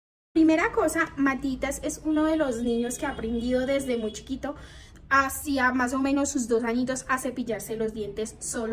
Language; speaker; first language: Spanish; native; Spanish